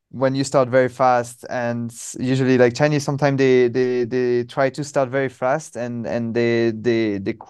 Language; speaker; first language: English; non-native, fluent; French